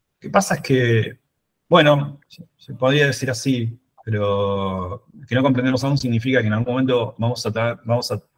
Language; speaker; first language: Spanish; native; Spanish